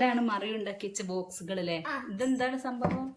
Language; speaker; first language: Malayalam; native; Malayalam